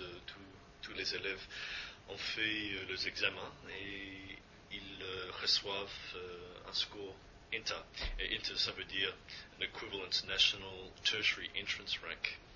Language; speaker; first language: French; non-native, fluent; English